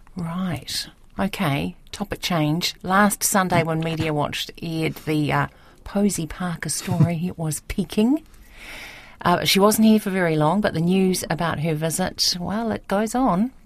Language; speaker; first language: English; native; English